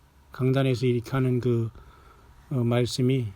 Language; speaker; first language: Korean; native; Korean